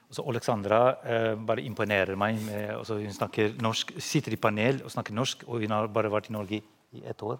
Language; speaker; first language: Norwegian; non-native, fluent; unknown